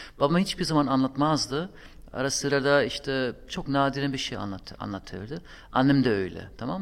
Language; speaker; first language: Turkish; non-native, fluent; German